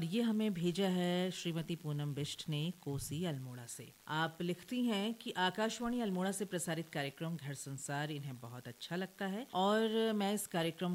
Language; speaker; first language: Hindi; native; Hindi